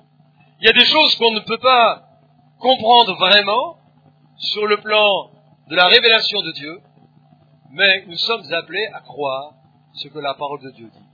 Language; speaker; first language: French; native; French